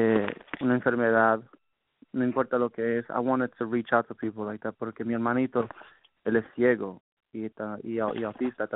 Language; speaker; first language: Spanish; early bilingual, heritage; Spanish